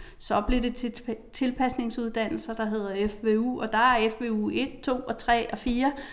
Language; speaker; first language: Danish; native; Danish